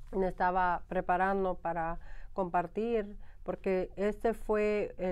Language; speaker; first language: Spanish; early bilingual, heritage; Spanish